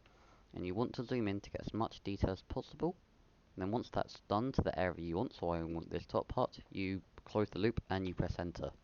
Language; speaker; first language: English; native; English